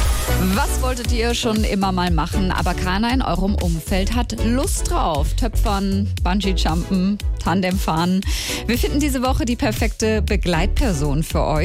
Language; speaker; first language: German; native; German